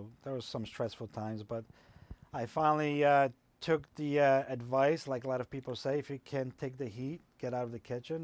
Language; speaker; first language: English; non-native, fluent; Polish